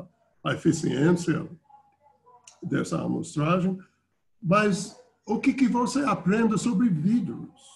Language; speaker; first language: Portuguese; non-native, fluent; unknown